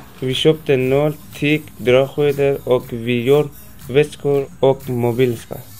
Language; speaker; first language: Swedish; non-native, learner; Persian